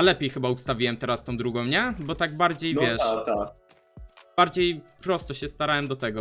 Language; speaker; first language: Polish; native; Polish